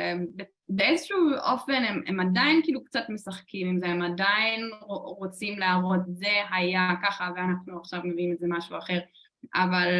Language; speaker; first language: Hebrew; non-native, fluent; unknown